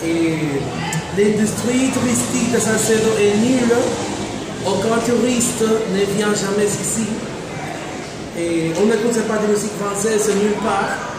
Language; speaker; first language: French; non-native, learner; Spanish